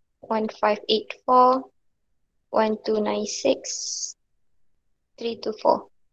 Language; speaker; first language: English; non-native, local second language; Malay